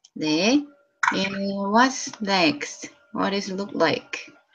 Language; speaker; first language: English; non-native, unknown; Korean